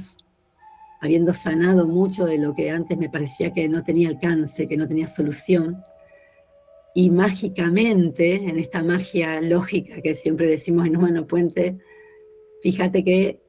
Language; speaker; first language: Spanish; native; Spanish